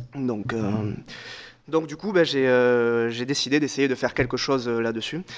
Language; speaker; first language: French; native; French